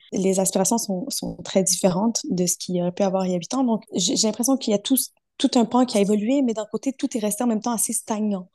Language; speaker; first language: French; early bilingual, other home language; Arabic